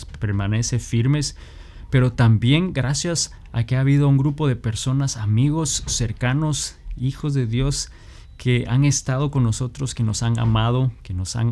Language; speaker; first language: Spanish; native; Spanish